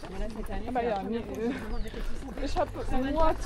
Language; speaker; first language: German; non-native, fluent; French